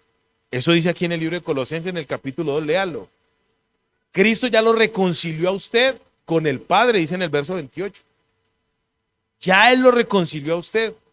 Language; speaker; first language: Spanish; native; Spanish